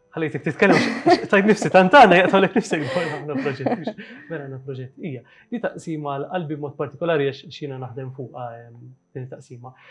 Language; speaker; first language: Maltese; native; Maltese